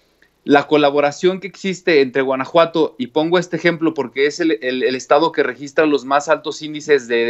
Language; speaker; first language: Spanish; native; Spanish